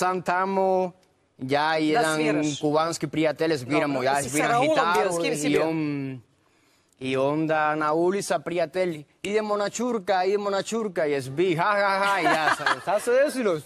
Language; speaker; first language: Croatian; non-native, learner; Spanish